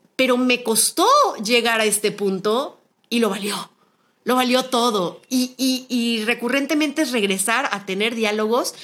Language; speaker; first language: Spanish; native; Spanish